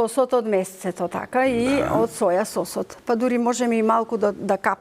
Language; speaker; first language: Macedonian; native; Macedonian